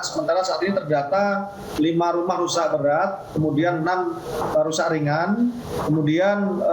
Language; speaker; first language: Indonesian; native; Indonesian